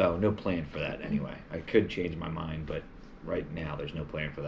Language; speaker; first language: English; native; English